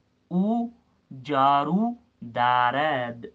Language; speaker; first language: Persian; non-native, fluent; Urdu